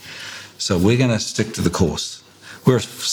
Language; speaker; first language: English; native; English